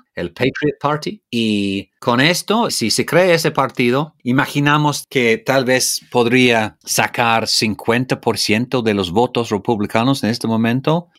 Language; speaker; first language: Spanish; non-native, fluent; English